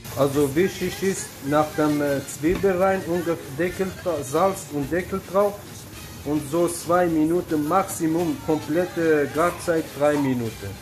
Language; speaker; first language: German; non-native, fluent; Kurdish